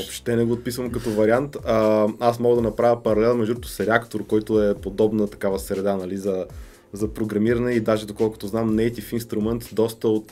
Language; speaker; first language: Bulgarian; native; Bulgarian